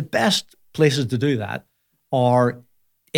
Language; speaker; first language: English; native; English